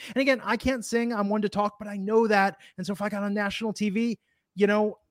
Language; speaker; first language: English; native; English